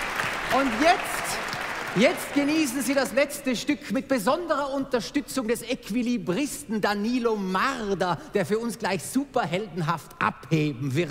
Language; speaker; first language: German; native; German